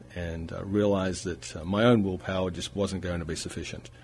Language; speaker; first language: English; native; English